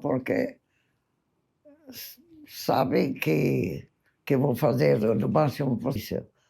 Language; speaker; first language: Portuguese; non-native, fluent; English